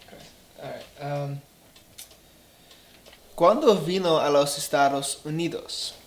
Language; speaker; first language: Spanish; non-native, learner; English